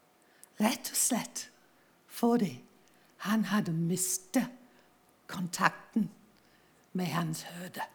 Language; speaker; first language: Norwegian; non-native, fluent; English